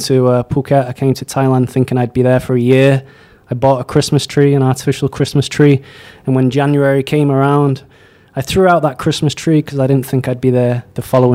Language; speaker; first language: English; native; English